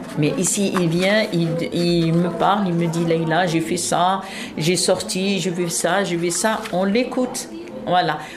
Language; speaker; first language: French; non-native, local second language; Arabic